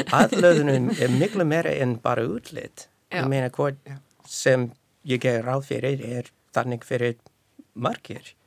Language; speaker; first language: Icelandic; non-native, fluent; English